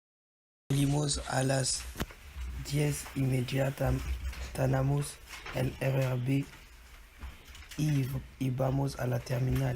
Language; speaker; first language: Spanish; non-native, learner; French